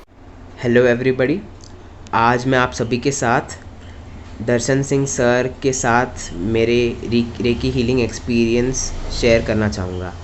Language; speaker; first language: Hindi; native; Hindi